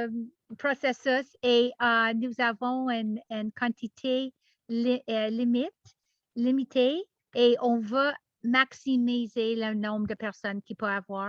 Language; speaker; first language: French; non-native, learner; English